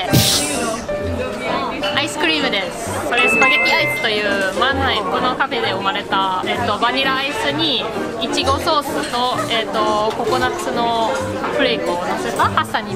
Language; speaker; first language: Japanese; non-native, fluent; German